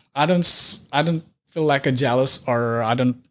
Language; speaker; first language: English; non-native, local second language; Filipino